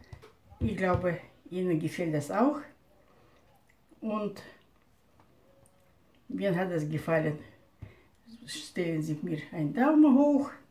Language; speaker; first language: German; non-native, fluent; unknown